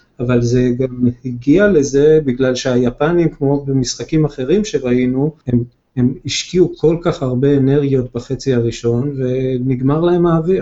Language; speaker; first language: Hebrew; native; Hebrew